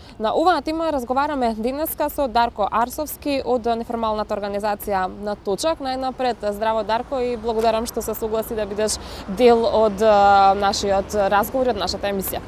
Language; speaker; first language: Macedonian; native; Macedonian